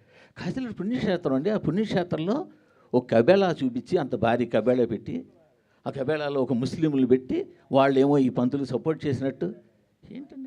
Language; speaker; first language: Telugu; native; Telugu